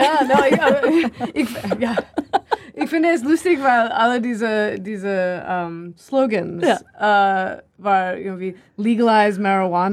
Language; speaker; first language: German; non-native, learner; English